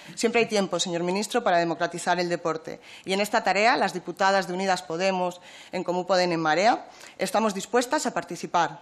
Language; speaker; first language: Spanish; native; Spanish